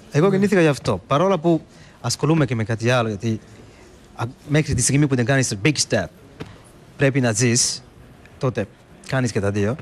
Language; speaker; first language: Greek; non-native, learner; Italian